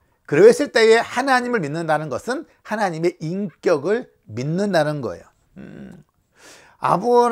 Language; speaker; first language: Korean; native; Korean